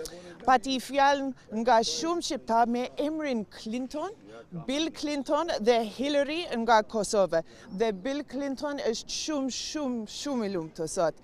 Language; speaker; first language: Albanian; non-native, learner; English